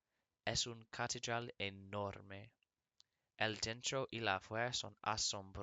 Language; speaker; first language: Spanish; non-native, learner; English